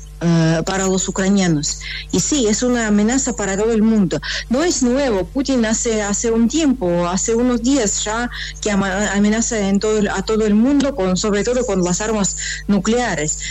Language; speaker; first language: Spanish; non-native, fluent; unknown